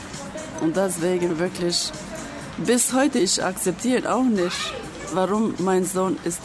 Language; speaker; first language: German; non-native, learner; Albanian